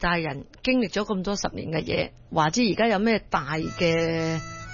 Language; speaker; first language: Cantonese; early bilingual, heritage; Cantonese